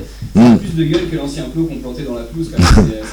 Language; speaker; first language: French; native; French